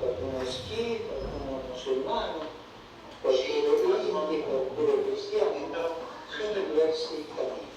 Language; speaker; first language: Italian; non-native, fluent; Spanish